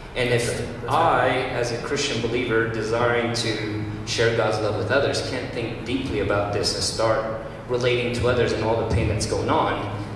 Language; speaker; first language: English; early bilingual, other home language; Romanian